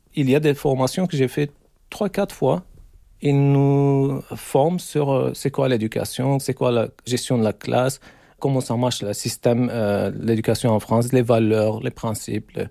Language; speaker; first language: French; non-native, fluent; Turkish